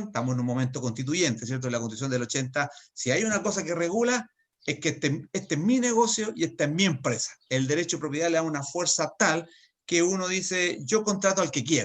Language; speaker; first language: Spanish; native; Spanish